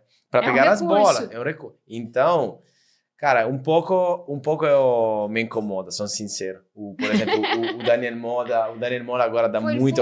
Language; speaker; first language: Portuguese; non-native, fluent; Italian